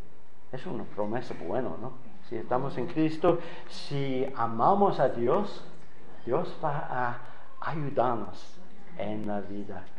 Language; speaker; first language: Spanish; non-native, fluent; English